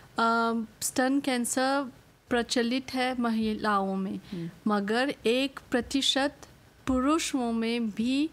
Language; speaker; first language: Hindi; non-native, local second language; Morisyen